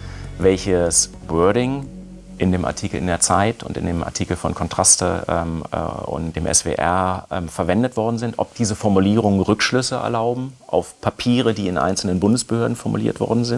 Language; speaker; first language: German; native; German